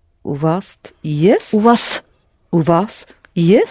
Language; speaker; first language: Russian; non-native, learner; English